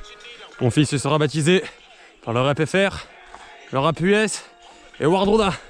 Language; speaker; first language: French; native; French